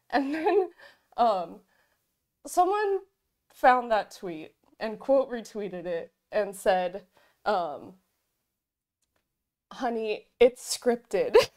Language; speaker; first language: English; native; English